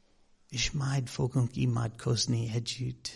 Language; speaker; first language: Hungarian; non-native, fluent; English